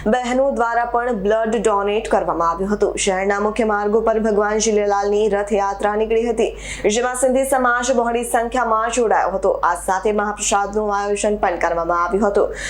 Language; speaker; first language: Gujarati; native; Gujarati